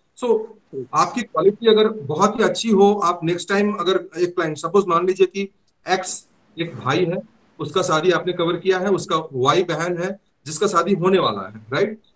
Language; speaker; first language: Hindi; native; Hindi